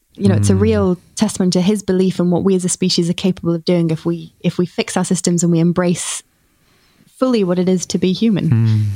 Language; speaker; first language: English; native; English